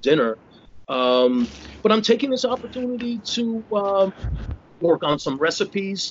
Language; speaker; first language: English; native; English